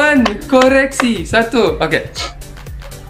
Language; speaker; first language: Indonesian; non-native, learner; English